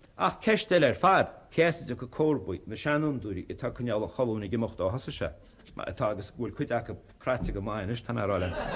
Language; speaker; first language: Irish; native; Irish